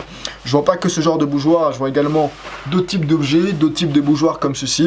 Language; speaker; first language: French; native; French